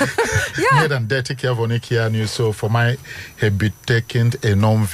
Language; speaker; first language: Dutch; non-native, fluent; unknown